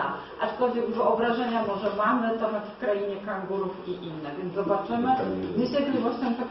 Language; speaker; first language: Polish; native; Polish